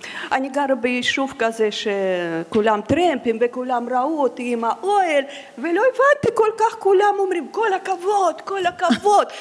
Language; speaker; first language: Hebrew; non-native, fluent; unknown